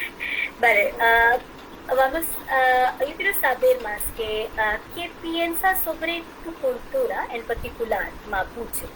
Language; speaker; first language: Spanish; non-native, fluent; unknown